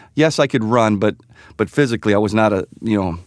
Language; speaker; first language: English; native; English